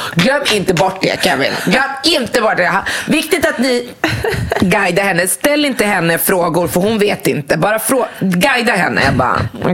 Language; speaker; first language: Swedish; early bilingual, other home language; Arabic